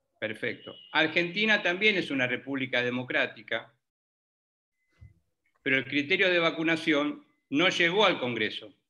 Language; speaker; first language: Spanish; native; Spanish